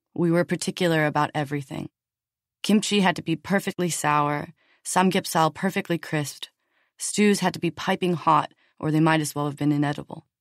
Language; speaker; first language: English; native; English